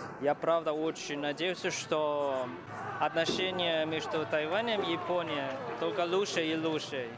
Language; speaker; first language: Russian; non-native, fluent; Chinese